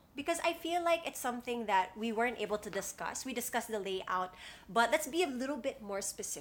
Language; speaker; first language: English; native; English